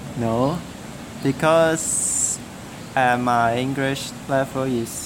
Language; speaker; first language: English; non-native, learner; Cantonese